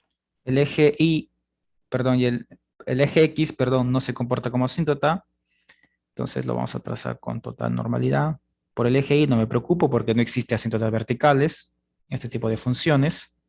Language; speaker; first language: Spanish; native; Spanish